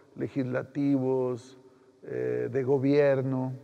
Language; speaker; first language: Spanish; native; Spanish